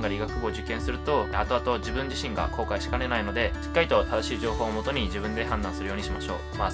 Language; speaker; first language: Japanese; native; Japanese